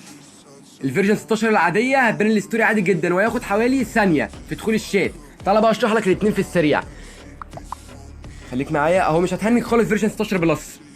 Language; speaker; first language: Arabic; native; Arabic